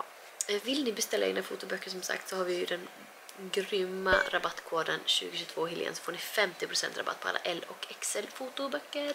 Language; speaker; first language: Swedish; native; Swedish